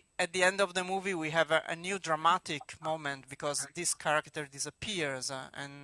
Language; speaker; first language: English; non-native, fluent; Italian